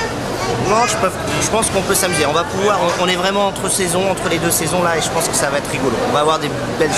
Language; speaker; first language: French; native; French